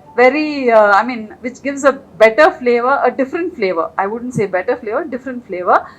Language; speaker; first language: English; non-native, local second language; Telugu